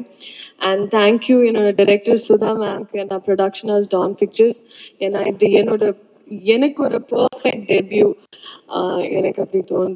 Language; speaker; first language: Tamil; non-native, fluent; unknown